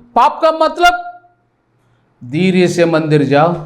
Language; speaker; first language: Hindi; non-native, local second language; Telugu